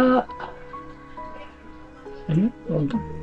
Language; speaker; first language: Filipino; non-native, local second language; Bikol